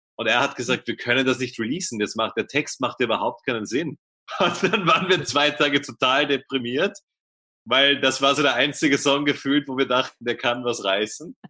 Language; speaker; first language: German; native; German